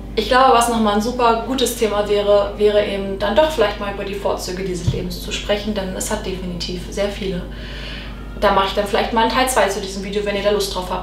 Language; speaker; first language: German; native; German